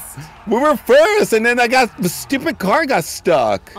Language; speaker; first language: English; native; English